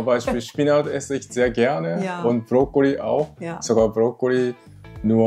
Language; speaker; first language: German; non-native, learner; Japanese